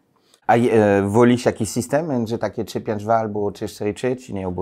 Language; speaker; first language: Polish; non-native, learner; French